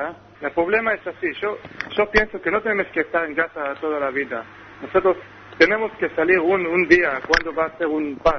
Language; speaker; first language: Spanish; non-native, learner; Hebrew